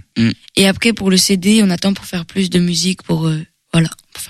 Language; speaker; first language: French; early bilingual, other home language; Portuguese